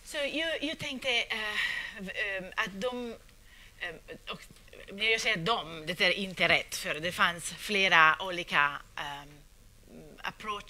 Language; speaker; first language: Swedish; non-native, fluent; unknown